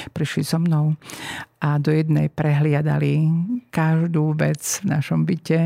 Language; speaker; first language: Slovak; native; Slovak